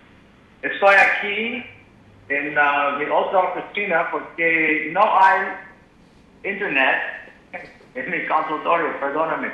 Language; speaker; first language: Spanish; non-native, learner; English